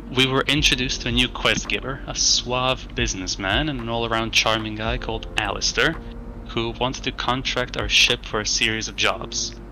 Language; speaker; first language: English; non-native, fluent; Greek